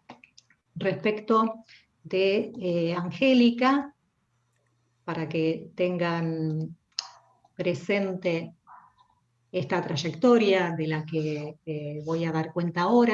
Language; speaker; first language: Spanish; native; Spanish